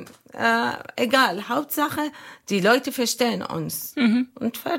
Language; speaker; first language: German; non-native, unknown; Arabic